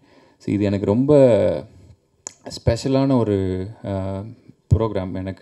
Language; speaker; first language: Tamil; native; Tamil